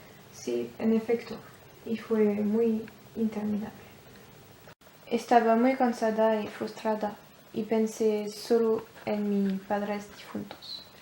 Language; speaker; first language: Spanish; non-native, learner; French